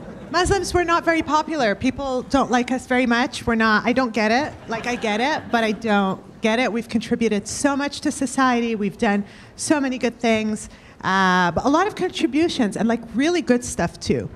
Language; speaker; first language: English; early bilingual, other home language; French